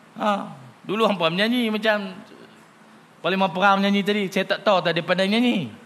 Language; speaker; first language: Malay; native; Malay